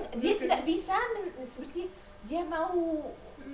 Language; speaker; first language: Indonesian; non-native, learner; Arabic